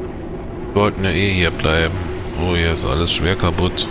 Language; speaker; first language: German; native; German